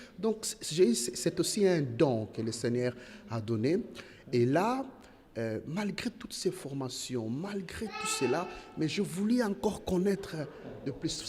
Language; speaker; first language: French; non-native, local second language; Lingala